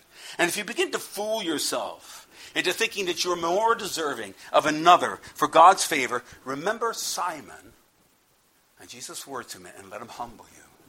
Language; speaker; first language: English; native; English